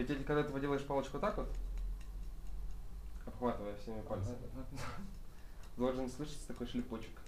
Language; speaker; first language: Russian; native; Russian